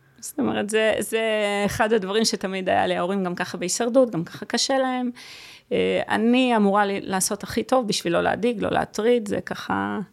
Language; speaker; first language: Hebrew; early bilingual, other home language; Russian